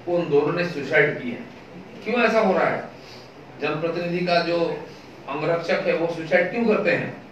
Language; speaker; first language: Hindi; non-native, local second language; Bangla